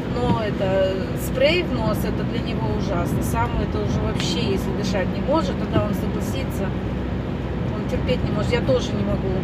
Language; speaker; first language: Russian; native; Russian